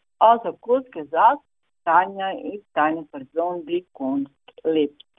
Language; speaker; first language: German; non-native, fluent; Serbian